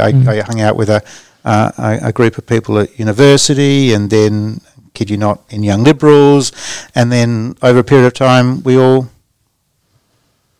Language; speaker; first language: English; native; English